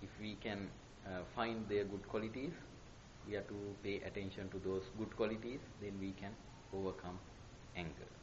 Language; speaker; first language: English; non-native, local second language; Sinhala